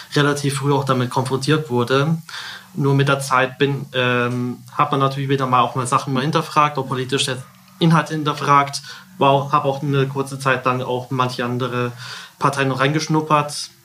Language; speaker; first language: German; native; German